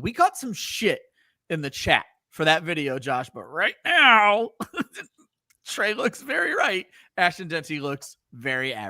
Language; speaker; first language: English; native; English